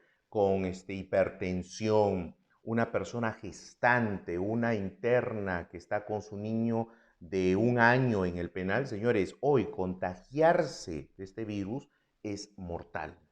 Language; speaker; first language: Spanish; native; Spanish